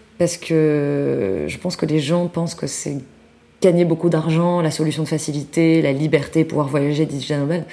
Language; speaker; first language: French; native; French